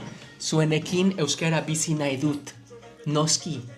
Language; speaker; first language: Basque; non-native, learner; English